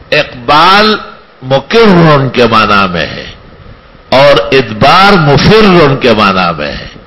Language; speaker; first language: Urdu; non-native, local second language; Pashto